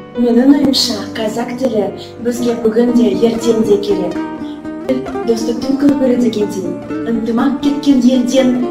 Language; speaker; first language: Kazakh; non-native, local second language; Russian